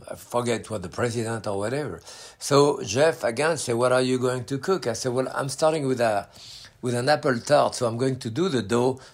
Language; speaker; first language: English; non-native, fluent; French